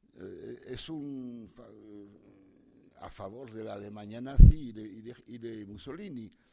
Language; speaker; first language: Spanish; non-native, fluent; French